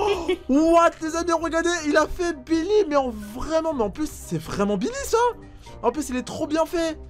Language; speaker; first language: French; native; French